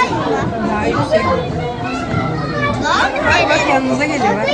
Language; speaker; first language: Turkish; native; Turkish